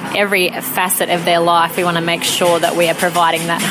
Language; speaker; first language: English; native; English